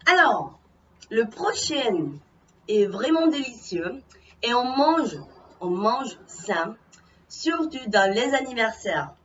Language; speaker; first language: French; non-native, fluent; Spanish